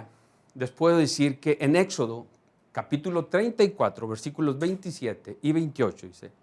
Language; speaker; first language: Spanish; native; Spanish